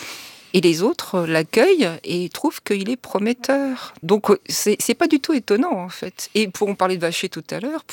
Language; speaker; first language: French; native; French